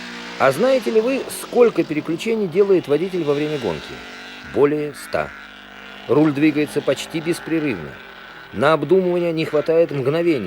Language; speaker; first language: Russian; native; Russian